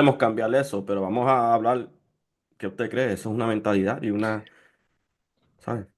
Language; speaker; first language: Spanish; early bilingual, heritage; Spanish